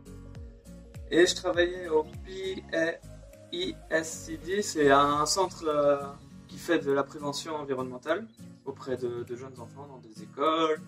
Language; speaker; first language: French; native; French